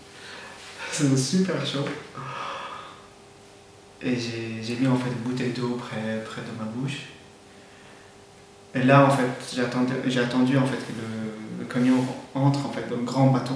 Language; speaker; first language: French; non-native, fluent; Persian